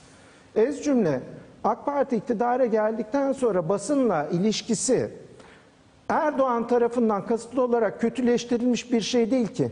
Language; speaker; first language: Turkish; native; Turkish